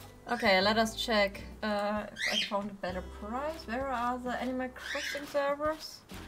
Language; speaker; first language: English; non-native, learner; German